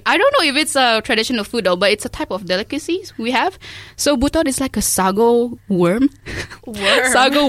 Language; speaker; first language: English; non-native, local second language; Malay